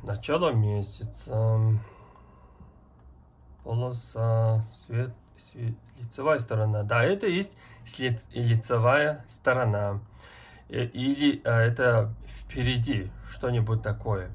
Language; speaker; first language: Russian; non-native, learner; Mongolian